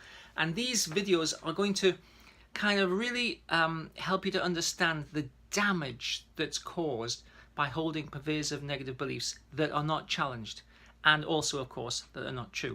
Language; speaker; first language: English; native; English